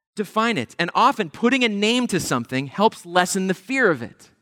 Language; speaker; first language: English; native; English